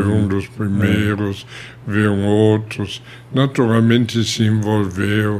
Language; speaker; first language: Portuguese; non-native, fluent; German